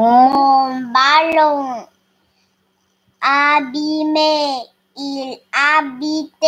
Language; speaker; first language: French; non-native, learner; Thai